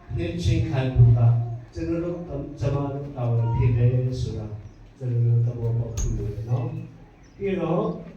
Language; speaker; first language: Burmese; non-native, local second language; Hakha Chin